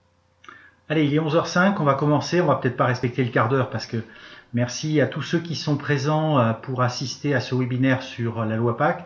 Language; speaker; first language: French; native; French